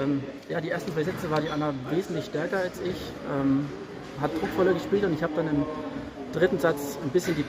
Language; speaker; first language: German; native; German